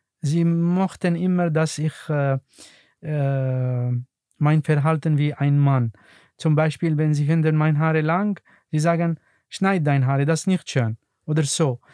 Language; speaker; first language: German; non-native, learner; Arabic